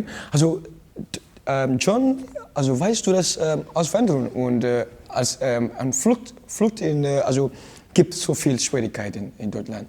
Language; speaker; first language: German; non-native, learner; Kinyarwanda